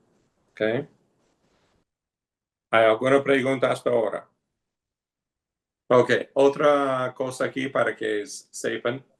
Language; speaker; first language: Spanish; non-native, fluent; English